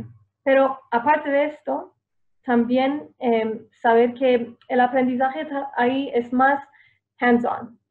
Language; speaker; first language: Spanish; non-native, fluent; English